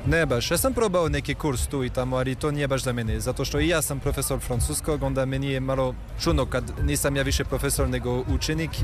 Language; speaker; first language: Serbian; non-native, fluent; French